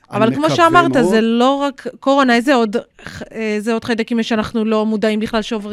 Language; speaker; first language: Hebrew; native; Hebrew